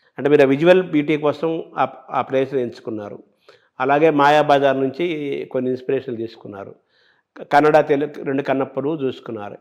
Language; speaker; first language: Telugu; native; Telugu